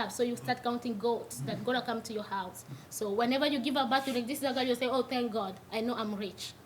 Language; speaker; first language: English; non-native, local second language; Swahili